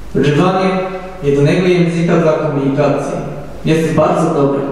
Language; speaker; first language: Polish; non-native, learner; Japanese